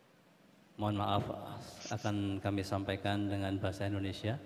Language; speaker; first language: Indonesian; native; Indonesian